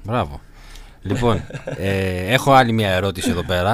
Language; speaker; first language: Greek; native; Greek